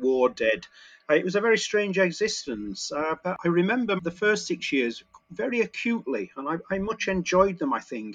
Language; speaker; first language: English; native; English